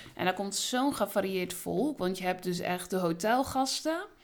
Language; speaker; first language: Dutch; native; Dutch